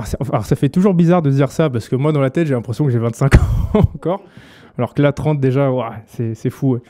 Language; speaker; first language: French; native; French